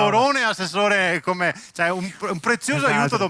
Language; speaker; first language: Italian; native; Italian